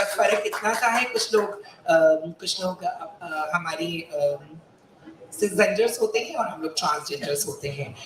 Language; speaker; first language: Hindi; native; Hindi